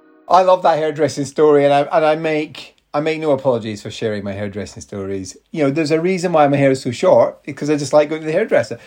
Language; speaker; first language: English; native; English